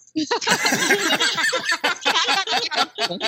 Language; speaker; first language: English; non-native, local second language; Filipino